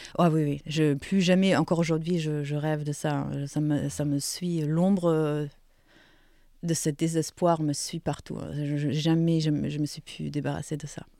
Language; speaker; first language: French; non-native, fluent; German